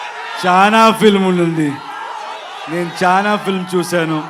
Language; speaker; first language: Telugu; non-native, learner; Kannada